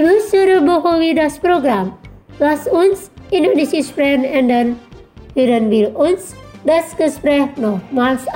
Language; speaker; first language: German; non-native, fluent; Indonesian